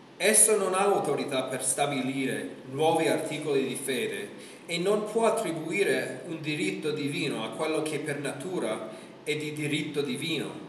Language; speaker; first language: Italian; non-native, fluent; English